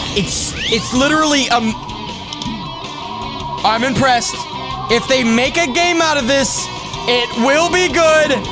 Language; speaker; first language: English; native; English